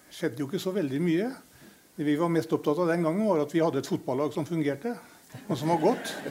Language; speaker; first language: Norwegian; native; Norwegian